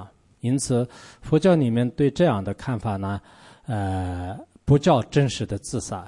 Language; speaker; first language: Chinese; non-native, local second language; Tibetan